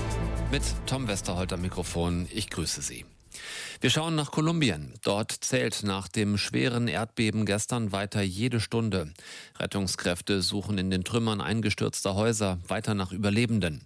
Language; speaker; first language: German; native; German